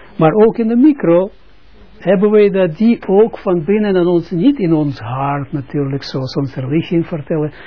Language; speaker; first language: Dutch; non-native, fluent; Russian